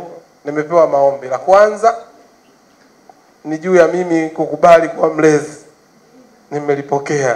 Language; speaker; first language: Swahili; native; Swahili